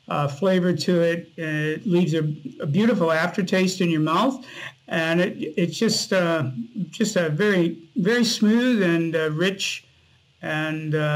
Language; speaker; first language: English; native; English